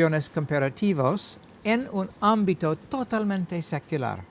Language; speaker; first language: Spanish; non-native, learner; English